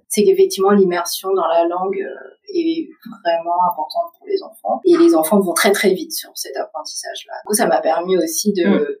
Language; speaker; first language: French; early bilingual, other home language; Vietnamese